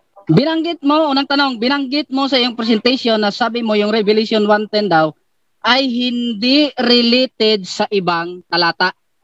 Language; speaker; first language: Filipino; native; Filipino